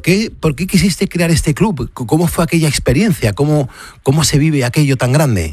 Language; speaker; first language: Spanish; native; Spanish